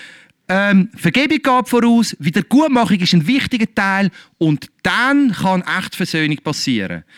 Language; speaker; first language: German; native; German